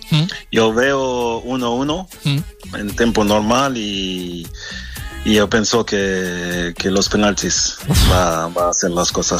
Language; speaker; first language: Spanish; non-native, fluent; French